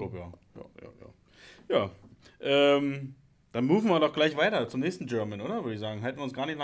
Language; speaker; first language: German; native; German